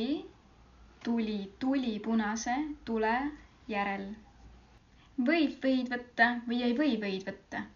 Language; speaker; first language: Estonian; native; Estonian